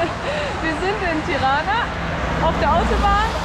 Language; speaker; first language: German; native; German